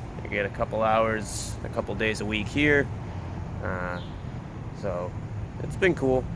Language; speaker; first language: English; native; English